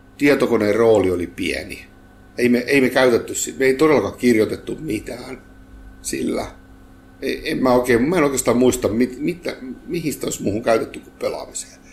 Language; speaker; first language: Finnish; native; Finnish